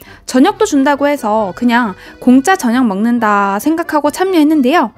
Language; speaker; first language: Korean; native; Korean